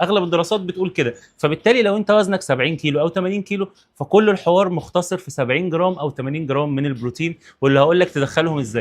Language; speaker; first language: Arabic; native; Arabic